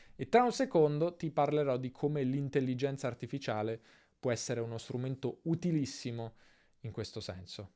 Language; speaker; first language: Italian; native; Italian